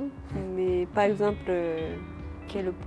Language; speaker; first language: French; non-native, learner; Japanese